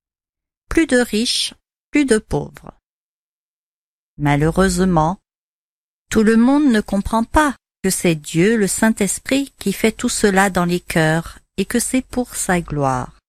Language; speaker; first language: French; native; French